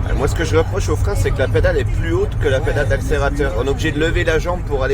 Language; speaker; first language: French; native; French